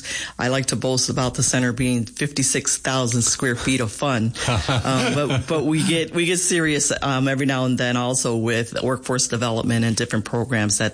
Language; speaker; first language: English; native; English